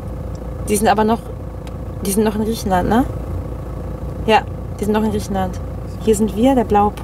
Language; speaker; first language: German; native; German